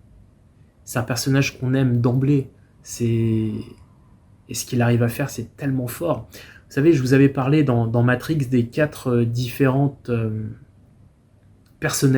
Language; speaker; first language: French; native; French